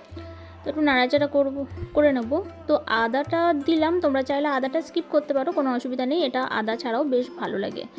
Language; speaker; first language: Bangla; native; Bangla